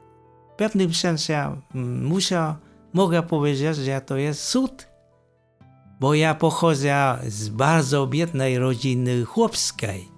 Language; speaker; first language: Polish; non-native, fluent; Vietnamese